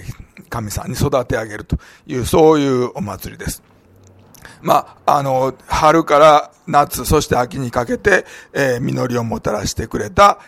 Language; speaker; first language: Japanese; native; Japanese